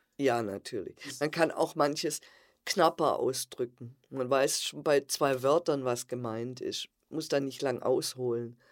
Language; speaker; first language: German; native; German